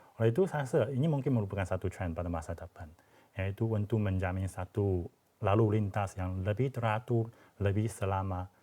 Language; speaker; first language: Malay; non-native, fluent; Chinese